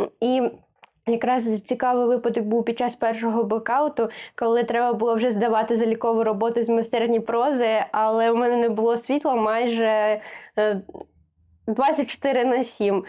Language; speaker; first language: Ukrainian; native; Ukrainian